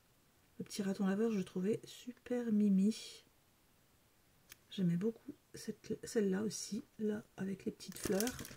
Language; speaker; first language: French; native; French